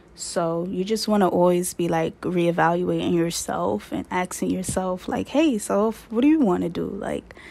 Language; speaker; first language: English; native; English